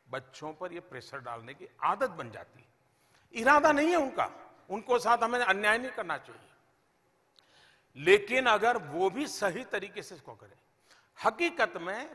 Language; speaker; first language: Hindi; native; Hindi